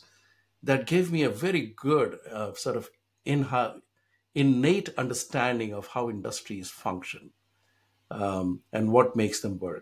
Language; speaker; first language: English; non-native, local second language; Hindi